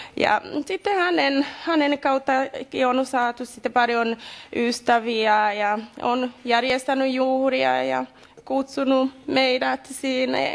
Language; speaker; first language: Finnish; non-native, fluent; Kinyarwanda